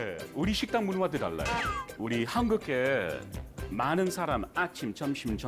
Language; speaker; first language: Korean; non-native, fluent; English